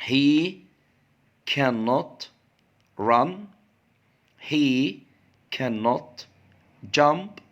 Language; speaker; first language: English; non-native, fluent; Arabic